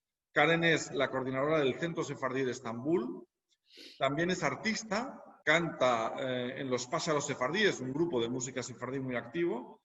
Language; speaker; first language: Spanish; native; Spanish